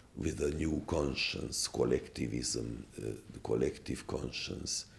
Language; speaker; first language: English; non-native, fluent; Hungarian